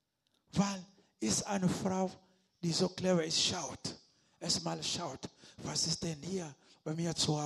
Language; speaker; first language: German; non-native, learner; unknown